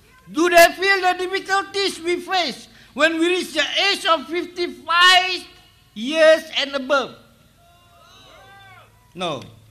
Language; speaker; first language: English; non-native, local second language; Malay